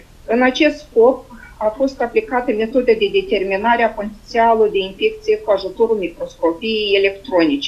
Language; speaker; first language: Romanian; native; Romanian